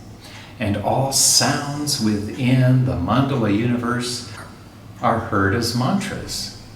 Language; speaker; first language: English; native; English